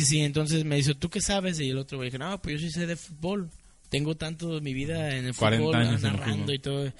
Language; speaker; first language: Spanish; native; Spanish